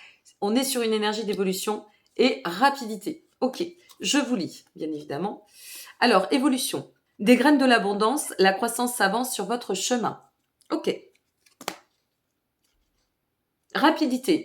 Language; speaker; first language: French; native; French